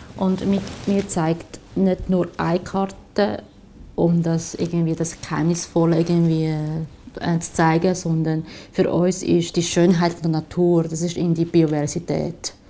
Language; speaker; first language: German; non-native, fluent; Chinese